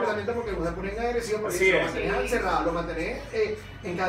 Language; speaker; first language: Spanish; native; Spanish